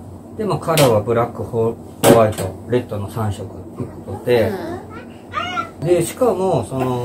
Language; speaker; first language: Japanese; native; Japanese